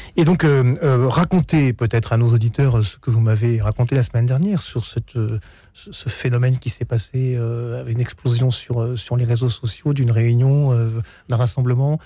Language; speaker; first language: French; native; French